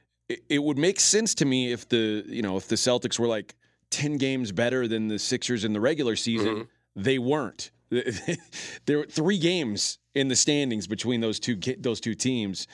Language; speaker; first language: English; native; English